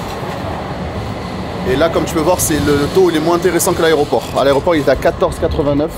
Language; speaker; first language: French; native; French